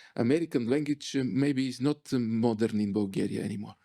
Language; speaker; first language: English; non-native, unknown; Bulgarian